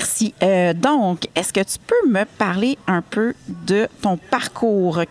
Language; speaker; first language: French; native; French